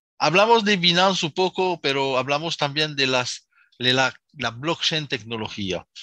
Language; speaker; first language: Spanish; non-native, fluent; Arabic